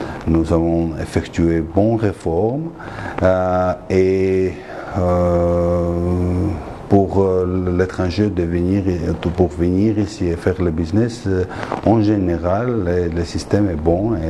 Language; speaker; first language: French; non-native, fluent; Georgian